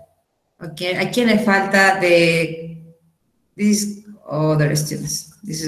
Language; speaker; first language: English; non-native, learner; Spanish